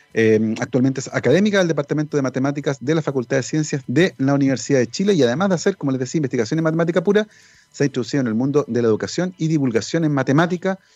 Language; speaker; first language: Spanish; native; Spanish